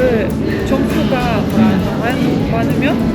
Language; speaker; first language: Korean; non-native, fluent; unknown